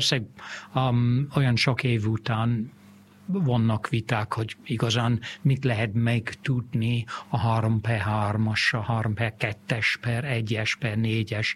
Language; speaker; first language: Hungarian; non-native, fluent; English